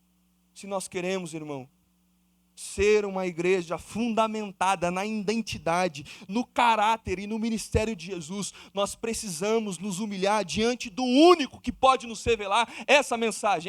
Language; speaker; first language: Portuguese; native; Portuguese